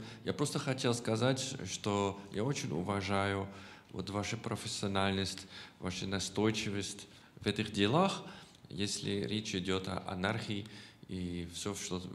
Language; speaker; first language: Russian; non-native, fluent; Dutch